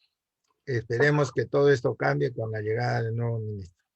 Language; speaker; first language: Spanish; native; Spanish